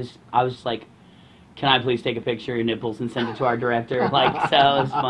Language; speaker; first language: English; native; English